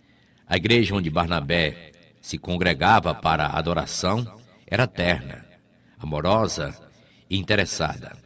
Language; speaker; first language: Portuguese; native; Portuguese